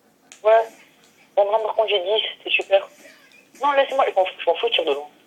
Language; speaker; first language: French; native; French